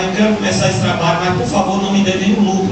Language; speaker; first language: Portuguese; native; Portuguese